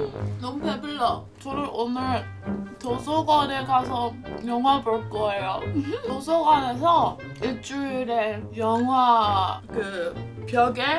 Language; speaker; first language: Korean; non-native, learner; English